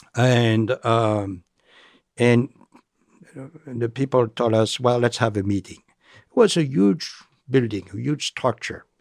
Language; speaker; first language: English; non-native, fluent; French